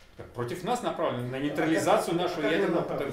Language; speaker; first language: Russian; native; Russian